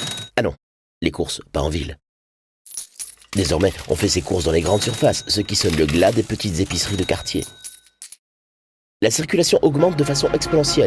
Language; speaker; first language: French; native; French